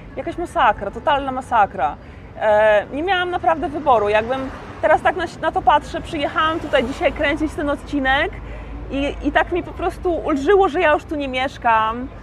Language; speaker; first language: Polish; native; Polish